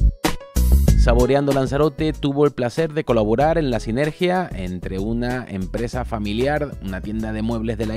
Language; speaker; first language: Spanish; native; Spanish